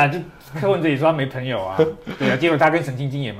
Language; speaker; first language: Chinese; native; Chinese